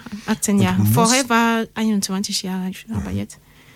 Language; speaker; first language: German; non-native, learner; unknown